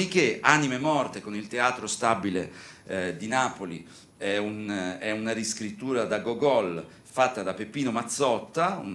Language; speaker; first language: Italian; native; Italian